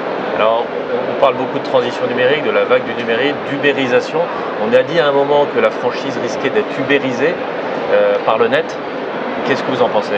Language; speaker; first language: French; native; French